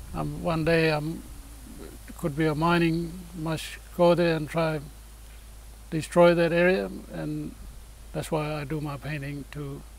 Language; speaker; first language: English; native; English